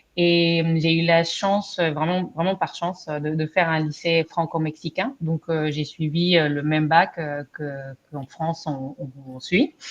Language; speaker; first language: French; non-native, fluent; Spanish